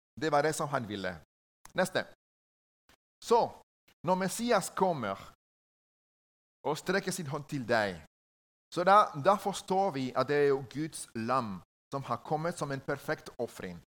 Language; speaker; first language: Norwegian; non-native, learner; Spanish